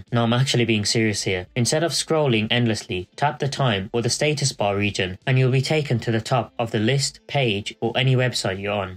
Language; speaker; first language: English; native; English